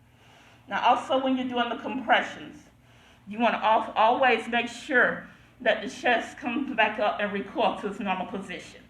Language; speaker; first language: English; native; English